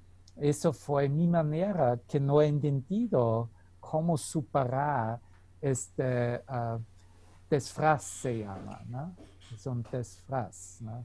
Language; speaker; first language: Spanish; non-native, fluent; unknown